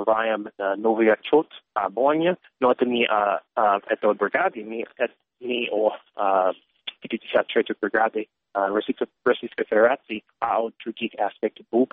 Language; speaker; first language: Russian; non-native, learner; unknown